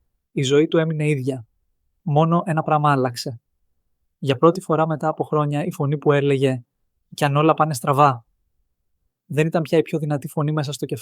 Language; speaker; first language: Greek; native; Greek